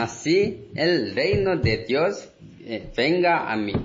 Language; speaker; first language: Spanish; non-native, learner; Korean